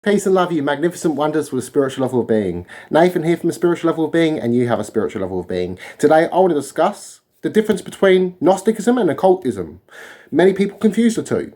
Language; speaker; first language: English; native; English